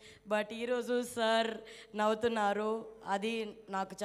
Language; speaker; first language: Telugu; non-native, fluent; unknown